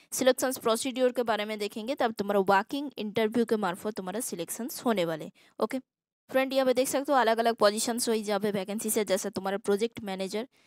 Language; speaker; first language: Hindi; non-native, local second language; Assamese